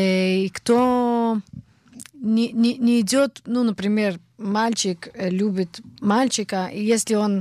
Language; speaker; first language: Russian; early bilingual, heritage; Russian